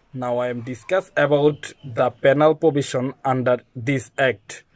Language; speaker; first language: English; non-native, learner; Bangla